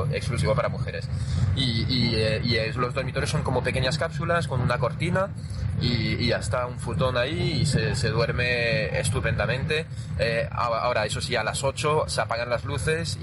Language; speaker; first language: Spanish; non-native, fluent; French